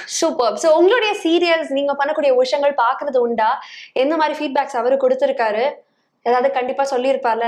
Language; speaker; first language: Tamil; native; Tamil